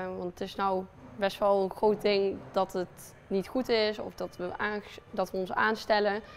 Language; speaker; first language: Dutch; early bilingual, other home language; Spanish